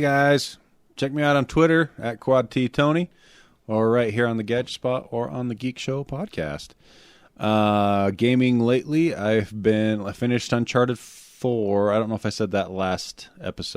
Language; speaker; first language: English; native; English